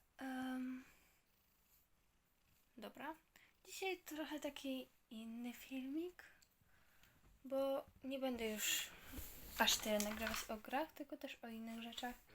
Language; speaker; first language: Polish; native; Polish